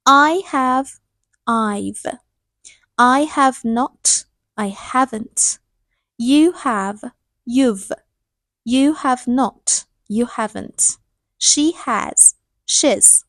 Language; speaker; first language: English; non-native, fluent; Persian